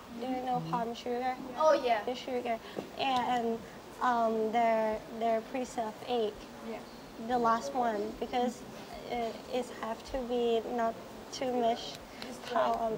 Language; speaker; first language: English; non-native, learner; Thai